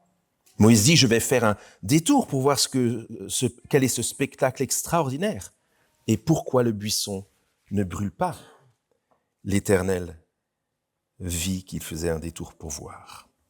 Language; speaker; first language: French; native; French